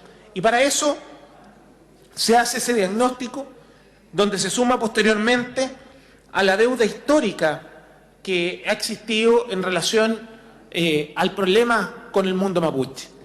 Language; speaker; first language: Spanish; native; Spanish